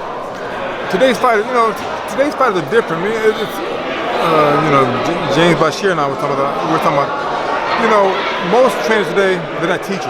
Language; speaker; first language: English; native; English